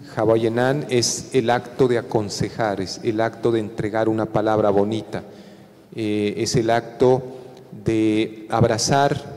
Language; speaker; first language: Spanish; non-native, local second language; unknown